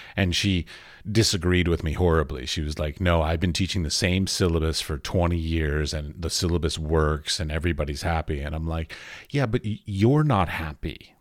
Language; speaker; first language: English; native; English